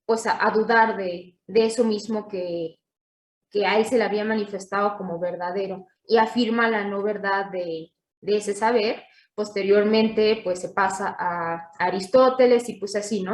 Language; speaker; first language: Spanish; native; Spanish